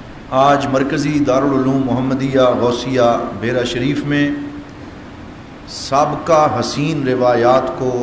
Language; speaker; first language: Urdu; native; Urdu